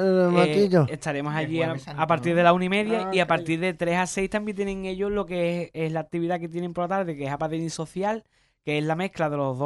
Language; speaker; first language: Spanish; native; Spanish